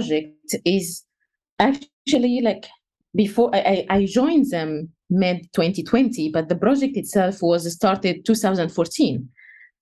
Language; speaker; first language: English; non-native, fluent; Arabic